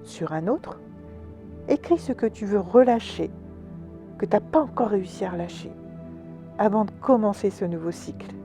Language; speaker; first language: French; native; French